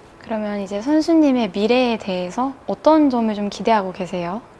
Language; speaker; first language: Korean; native; Korean